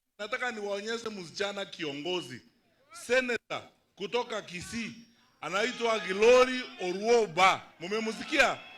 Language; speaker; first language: Swahili; non-native, local second language; Luyia